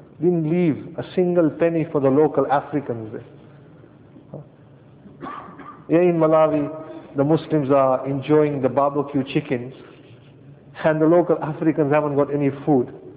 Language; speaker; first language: English; early bilingual, other home language; Urdu